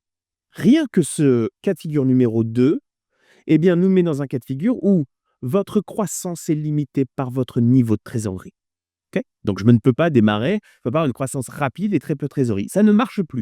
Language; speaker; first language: French; native; French